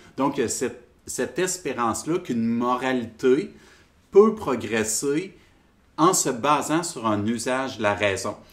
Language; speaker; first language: French; native; French